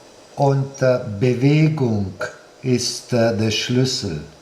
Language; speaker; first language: German; non-native, fluent; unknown